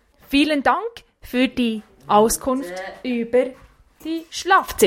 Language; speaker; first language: German; native; German